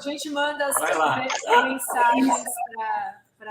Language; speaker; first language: Portuguese; native; Portuguese